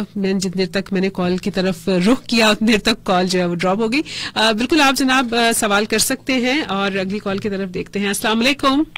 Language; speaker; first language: Urdu; native; Urdu